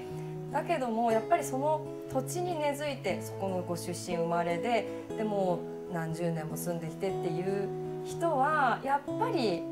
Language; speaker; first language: Japanese; native; Japanese